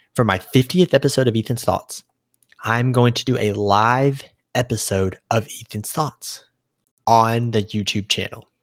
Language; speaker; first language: English; native; English